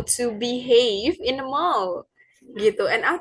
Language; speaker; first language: English; non-native, fluent; Indonesian